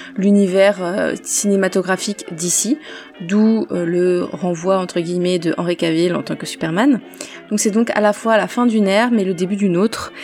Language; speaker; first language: French; native; French